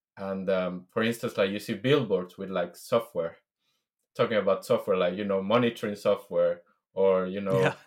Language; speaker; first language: English; non-native, fluent; Spanish